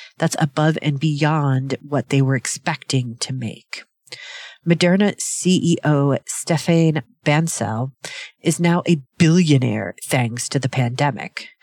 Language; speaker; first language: English; native; English